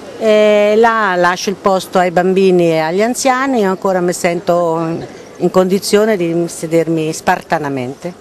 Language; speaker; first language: Italian; native; Italian